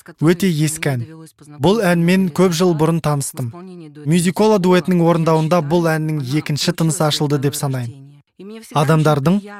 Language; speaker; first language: Kazakh; non-native, local second language; Russian